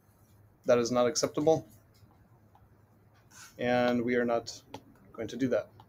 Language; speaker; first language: English; native; English